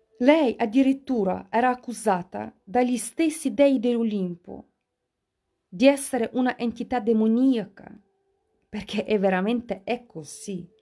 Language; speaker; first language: Italian; non-native, fluent; Russian